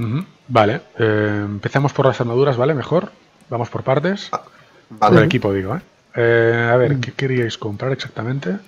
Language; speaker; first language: Spanish; native; Spanish